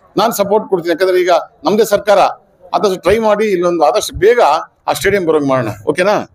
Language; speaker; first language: Kannada; native; Kannada